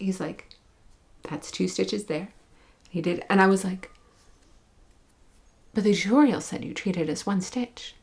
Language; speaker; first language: English; native; English